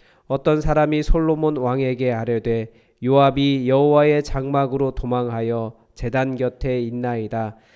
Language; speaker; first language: Korean; native; Korean